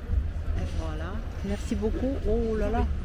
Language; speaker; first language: French; non-native, fluent; Russian